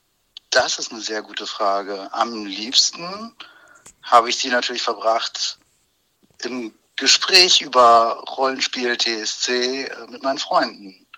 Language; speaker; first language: German; native; German